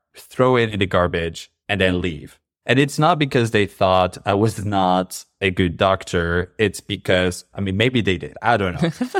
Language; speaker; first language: English; non-native, fluent; Arabic